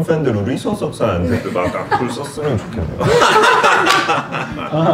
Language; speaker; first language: Korean; non-native, fluent; English